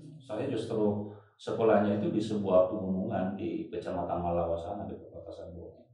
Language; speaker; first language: Indonesian; native; Indonesian